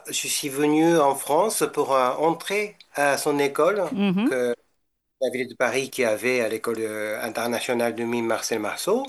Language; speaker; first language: French; non-native, fluent; Japanese